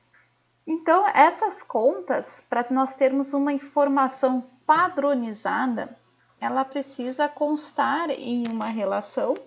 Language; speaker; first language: Portuguese; native; Portuguese